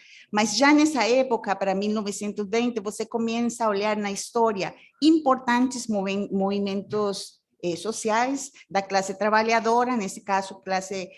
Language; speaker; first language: Portuguese; non-native, fluent; Spanish